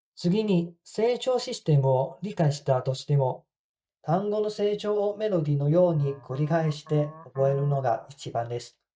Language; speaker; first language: Japanese; non-native, fluent; Cantonese